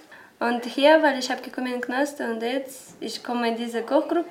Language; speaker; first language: German; non-native, learner; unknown